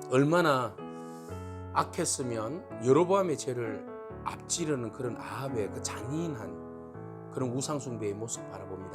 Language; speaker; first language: Korean; native; Korean